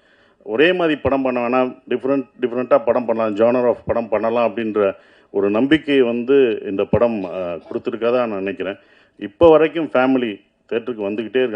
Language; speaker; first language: Tamil; native; Tamil